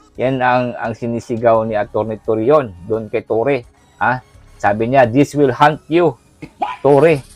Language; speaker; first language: Filipino; non-native, local second language; Cebuano